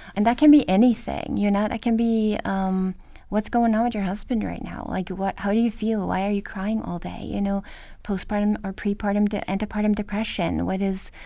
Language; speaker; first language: English; early bilingual, other home language; Norwegian